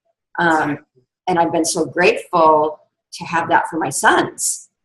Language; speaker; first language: English; native; English